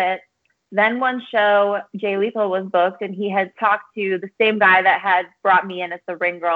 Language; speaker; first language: English; native; English